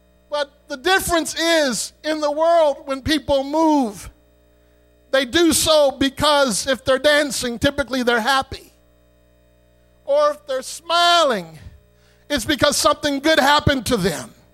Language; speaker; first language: English; native; English